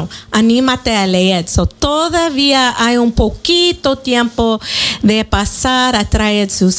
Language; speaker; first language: Spanish; early bilingual, heritage; Spanish